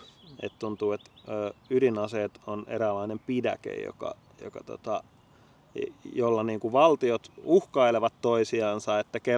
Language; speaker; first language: Finnish; native; Finnish